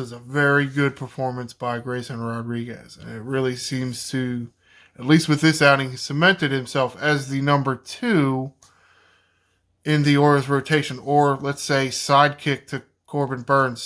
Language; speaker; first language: English; native; English